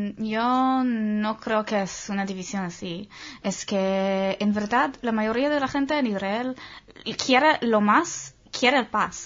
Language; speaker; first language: Spanish; non-native, fluent; Hebrew